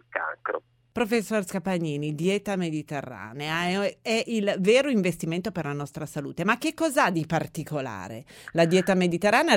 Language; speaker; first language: Italian; native; Italian